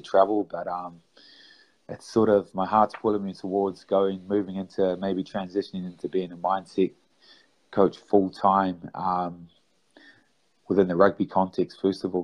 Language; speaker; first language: English; native; English